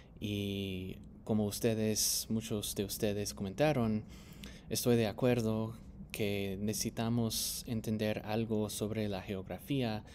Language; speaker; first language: Spanish; non-native, fluent; English